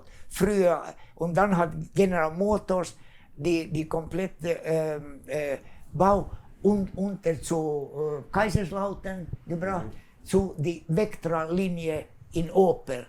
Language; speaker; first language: German; non-native, fluent; Finnish